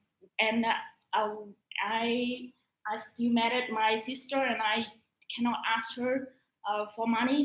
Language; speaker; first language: English; non-native, learner; Vietnamese